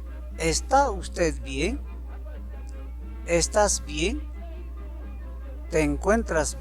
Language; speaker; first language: Spanish; non-native, local second language; Quechua